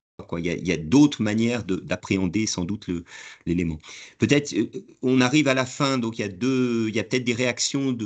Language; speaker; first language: French; native; French